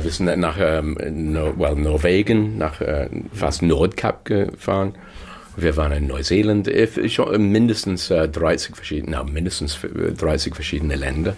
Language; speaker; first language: German; non-native, fluent; English